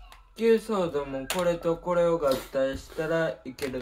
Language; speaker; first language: Japanese; native; Japanese